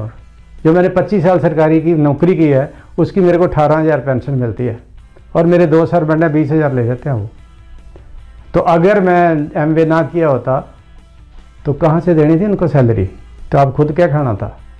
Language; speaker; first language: Hindi; non-native, local second language; Punjabi